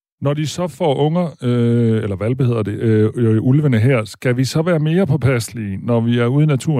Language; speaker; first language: Danish; native; Danish